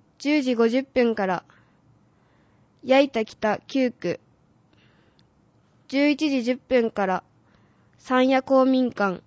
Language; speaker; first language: Japanese; native; Japanese